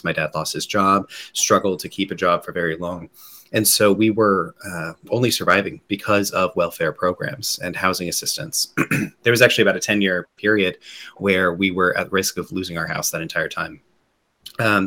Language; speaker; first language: English; native; English